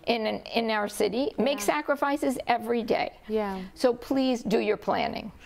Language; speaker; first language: English; native; English